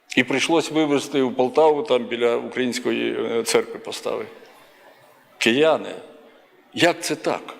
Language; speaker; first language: Ukrainian; native; Ukrainian